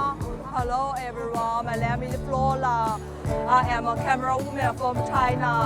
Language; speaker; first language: English; non-native, learner; Chinese